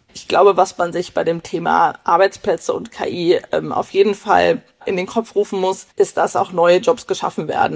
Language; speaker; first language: German; native; German